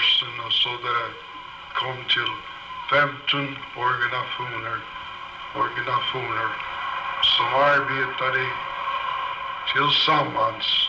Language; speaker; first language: Swedish; early bilingual, heritage; Swedish